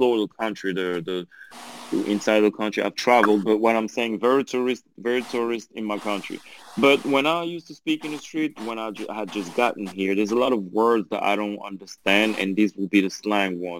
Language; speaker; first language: English; non-native, fluent; French